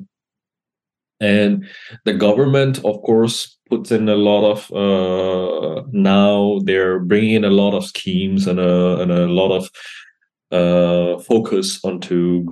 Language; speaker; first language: English; non-native, local second language; Assamese